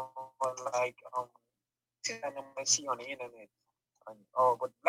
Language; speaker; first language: English; non-native, local second language; Igbo